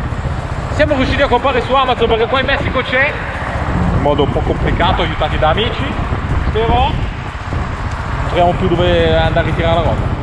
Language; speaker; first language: Italian; native; Italian